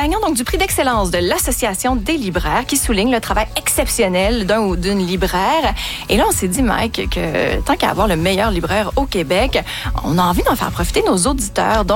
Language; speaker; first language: French; native; French